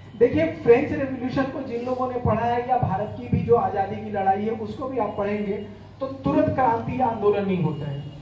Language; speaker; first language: Hindi; native; Hindi